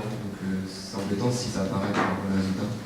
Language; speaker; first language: French; native; French